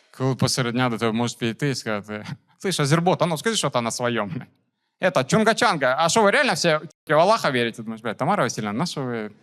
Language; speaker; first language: Ukrainian; non-native, local second language; Russian